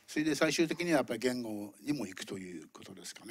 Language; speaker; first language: Japanese; native; Japanese